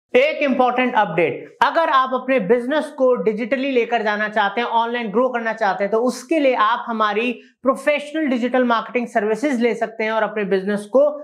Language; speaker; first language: Hindi; native; Hindi